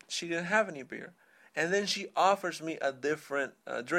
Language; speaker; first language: English; non-native, fluent; Spanish